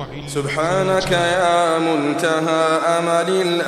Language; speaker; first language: Arabic; native; Arabic